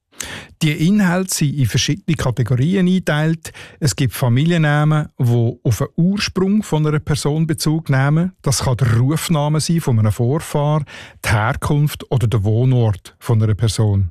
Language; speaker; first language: German; native; German